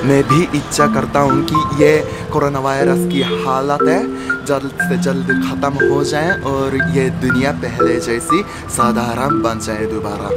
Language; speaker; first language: Hindi; non-native, fluent; Japanese